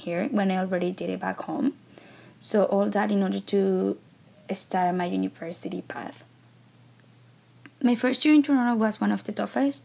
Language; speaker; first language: English; non-native, fluent; Spanish